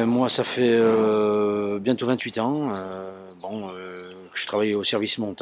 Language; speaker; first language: French; native; French